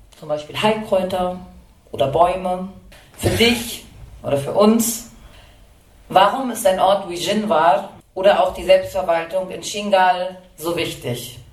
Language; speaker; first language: German; native; German